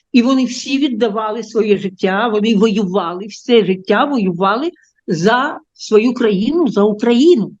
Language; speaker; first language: Ukrainian; non-native, local second language; Russian